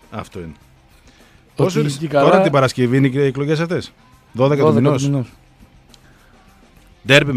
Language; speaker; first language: Greek; native; Greek